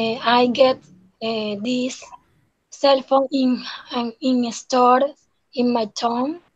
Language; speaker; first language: English; non-native, learner; Spanish